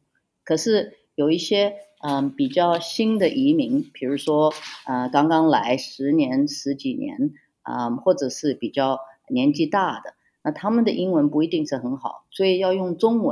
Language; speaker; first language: Chinese; early bilingual, heritage; Chinese